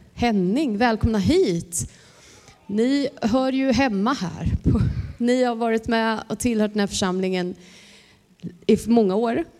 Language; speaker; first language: Swedish; native; Swedish